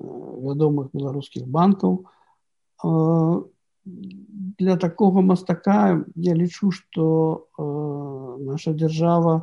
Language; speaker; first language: Belarusian; native; Belarusian